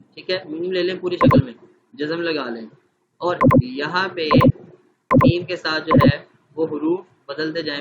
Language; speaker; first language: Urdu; non-native, local second language; Punjabi